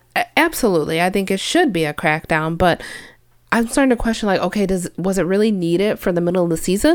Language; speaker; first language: English; native; English